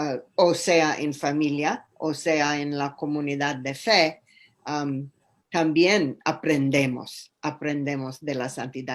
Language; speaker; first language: Spanish; non-native, fluent; English